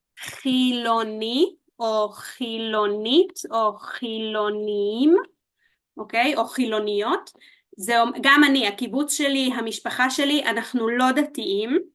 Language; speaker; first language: Hebrew; native; Hebrew